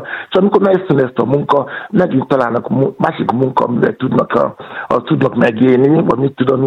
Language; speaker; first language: Hungarian; non-native, fluent; Yoruba